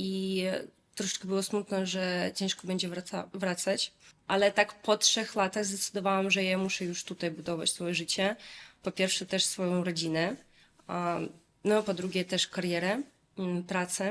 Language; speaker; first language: Polish; non-native, fluent; Russian